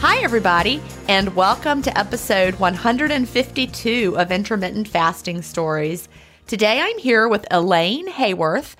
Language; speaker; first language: English; native; English